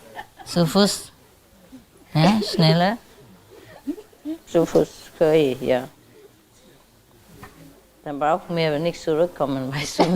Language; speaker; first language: German; non-native, learner; Vietnamese